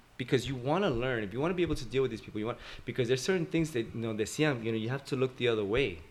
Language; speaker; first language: English; early bilingual, other home language; Spanish